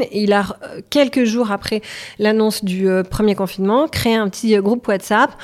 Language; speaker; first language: French; native; French